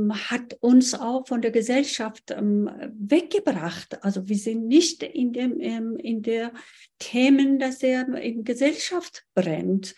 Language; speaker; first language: German; non-native, fluent; Persian